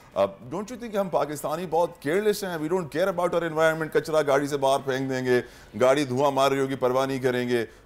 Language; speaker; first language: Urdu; native; Urdu